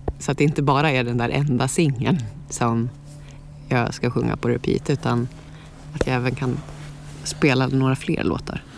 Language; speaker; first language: Swedish; native; Swedish